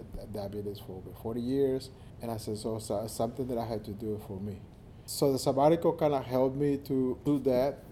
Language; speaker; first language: English; non-native, fluent; Spanish